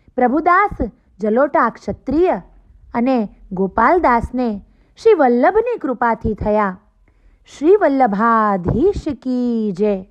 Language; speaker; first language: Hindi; non-native, local second language; Gujarati